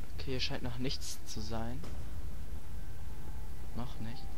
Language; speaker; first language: German; native; German